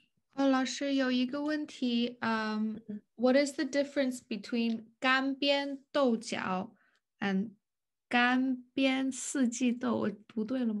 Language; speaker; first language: Chinese; non-native, fluent; English